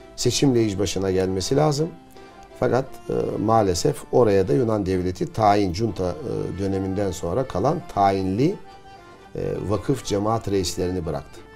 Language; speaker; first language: Turkish; native; Turkish